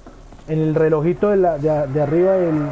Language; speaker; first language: Spanish; native; Spanish